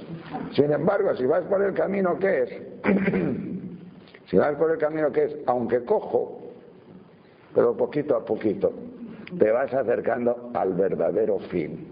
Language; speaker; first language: Spanish; native; Spanish